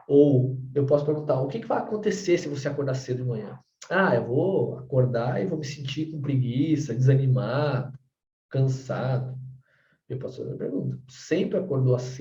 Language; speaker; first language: Portuguese; native; Portuguese